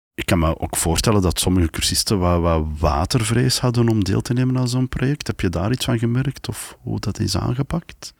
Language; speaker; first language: Dutch; native; Dutch